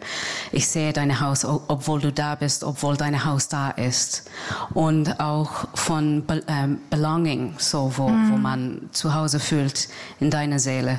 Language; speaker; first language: German; non-native, learner; English